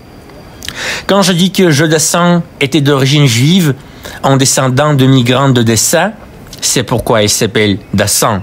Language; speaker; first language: French; non-native, fluent; Russian